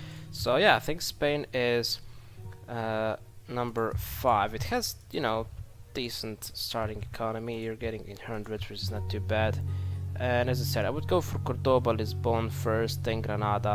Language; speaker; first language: English; non-native, fluent; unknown